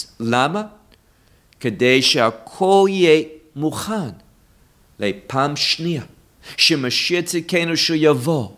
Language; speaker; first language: Hebrew; non-native, fluent; English